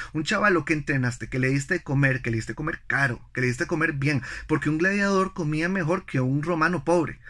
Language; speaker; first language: Spanish; native; Spanish